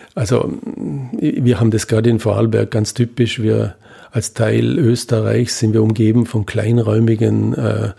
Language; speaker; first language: German; native; German